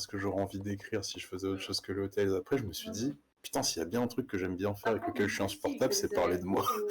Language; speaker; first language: French; native; French